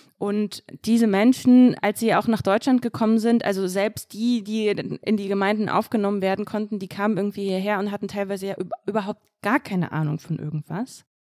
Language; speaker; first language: German; early bilingual, other home language; Russian